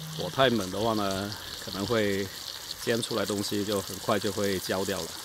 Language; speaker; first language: Chinese; non-native, local second language; Cantonese